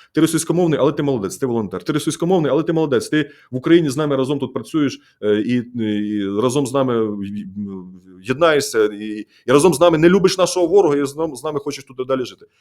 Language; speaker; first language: Ukrainian; native; Ukrainian